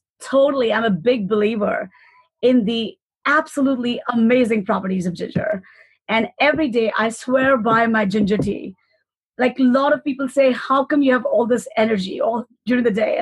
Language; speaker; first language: English; non-native, local second language; Hindi